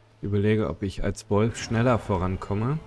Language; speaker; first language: German; native; German